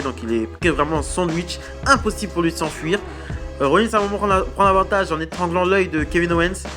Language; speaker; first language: French; native; French